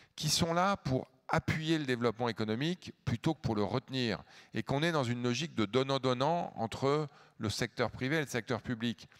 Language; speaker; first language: French; native; French